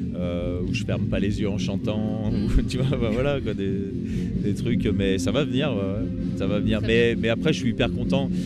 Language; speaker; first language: French; native; French